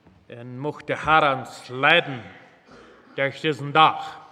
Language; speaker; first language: German; non-native, local second language; Plautdietsch